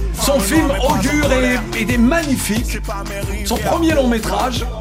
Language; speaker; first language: French; native; French